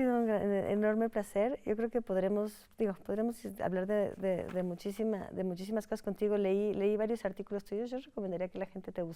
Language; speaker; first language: Spanish; native; Spanish